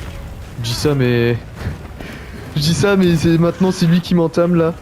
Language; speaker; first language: French; native; French